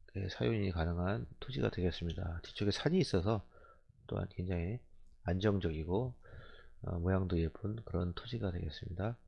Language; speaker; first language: Korean; native; Korean